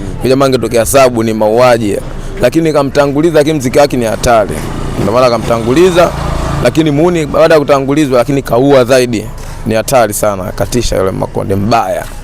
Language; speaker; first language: Swahili; non-native, local second language; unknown